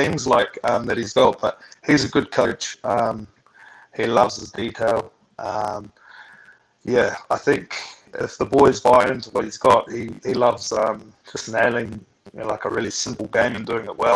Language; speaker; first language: English; native; English